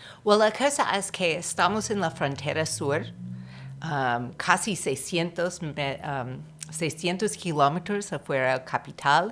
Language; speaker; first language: Spanish; non-native, fluent; English